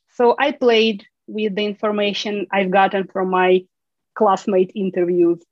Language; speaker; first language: English; non-native, fluent; Ukrainian